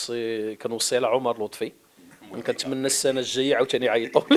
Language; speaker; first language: Arabic; native; Arabic